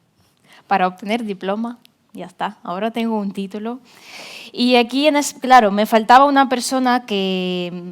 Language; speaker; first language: Spanish; non-native, fluent; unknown